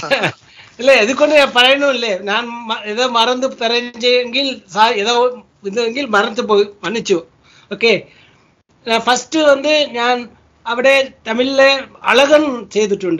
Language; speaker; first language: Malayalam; non-native, learner; Tamil